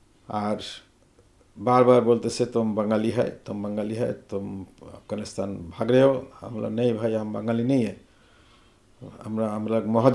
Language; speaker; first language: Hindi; non-native, learner; Bangla